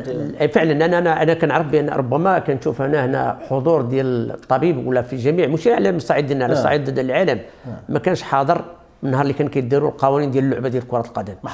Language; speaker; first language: Arabic; native; Arabic